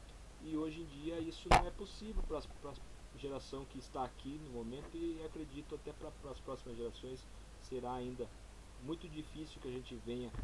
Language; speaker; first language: Portuguese; native; Portuguese